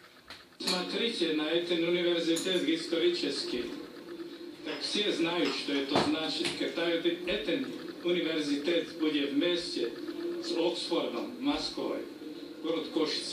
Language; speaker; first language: Ukrainian; non-native, learner; Slovak